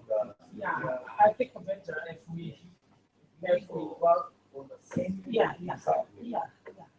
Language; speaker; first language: English; non-native, learner; Indonesian